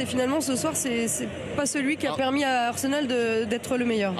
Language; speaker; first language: French; native; French